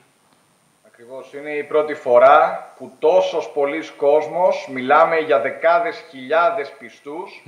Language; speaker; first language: Greek; native; Greek